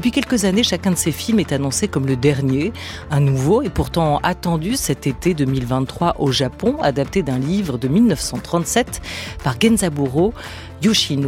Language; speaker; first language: French; native; French